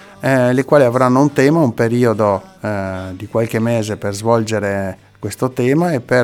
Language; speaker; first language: Italian; native; Italian